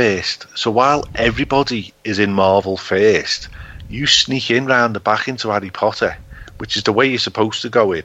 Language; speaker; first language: English; native; English